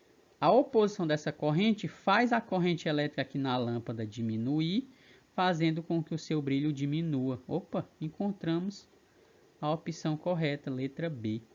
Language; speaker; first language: Portuguese; native; Portuguese